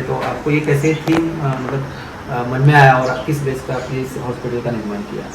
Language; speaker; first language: Hindi; non-native, local second language; Marathi